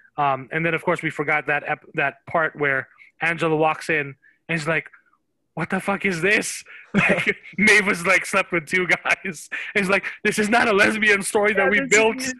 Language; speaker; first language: English; non-native, local second language; Filipino